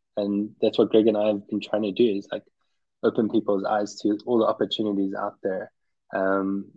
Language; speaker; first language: English; native; English